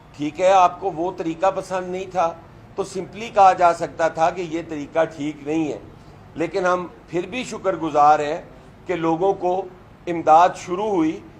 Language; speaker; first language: Urdu; non-native, local second language; Punjabi